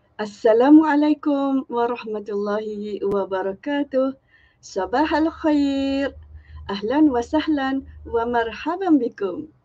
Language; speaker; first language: Arabic; non-native, fluent; Malay